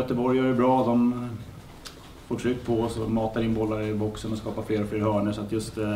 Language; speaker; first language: Swedish; native; Swedish